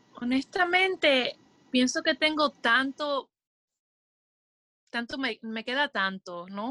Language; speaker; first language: Spanish; early bilingual, heritage; Spanish